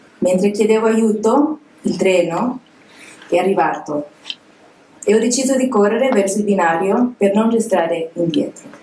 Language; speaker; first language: Italian; non-native, fluent; English